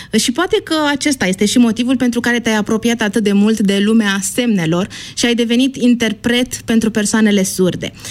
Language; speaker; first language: Romanian; native; Romanian